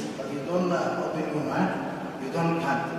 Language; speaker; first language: English; non-native, learner; Somali